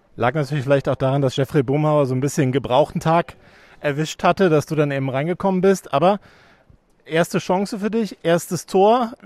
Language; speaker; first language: German; native; German